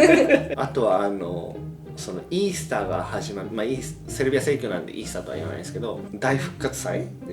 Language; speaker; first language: Japanese; native; Japanese